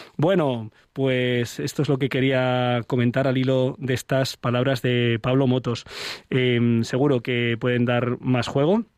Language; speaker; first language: Spanish; native; Spanish